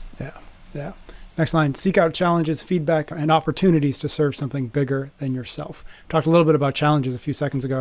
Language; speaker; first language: English; native; English